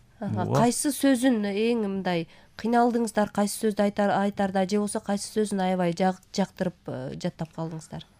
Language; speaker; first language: Kyrgyz; native; Kyrgyz